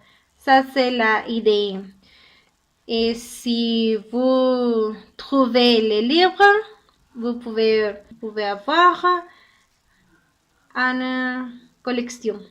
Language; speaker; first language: French; non-native, learner; Spanish